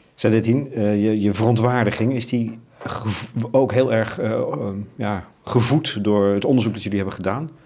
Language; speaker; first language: Dutch; native; Dutch